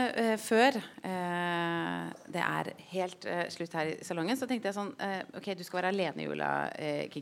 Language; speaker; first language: Norwegian; native; Norwegian